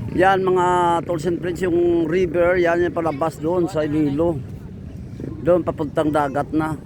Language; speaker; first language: Filipino; non-native, local second language; Hiligaynon